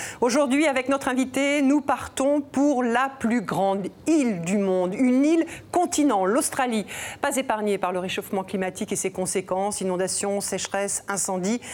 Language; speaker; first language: French; native; French